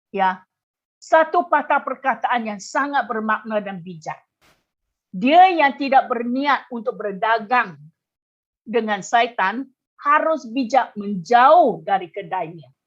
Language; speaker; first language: Malay; non-native, local second language; Chinese